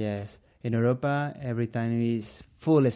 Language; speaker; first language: English; non-native, learner; Spanish